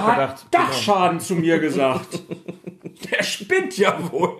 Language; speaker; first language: German; native; German